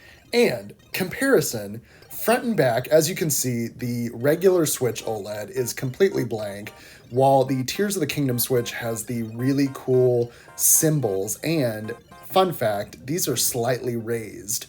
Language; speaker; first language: English; native; English